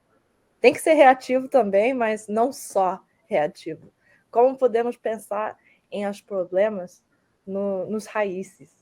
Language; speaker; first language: Portuguese; early bilingual, heritage; Portuguese